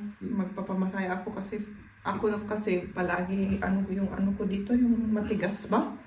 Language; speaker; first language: Filipino; non-native, learner; German